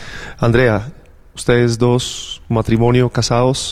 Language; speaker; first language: Spanish; non-native, fluent; Polish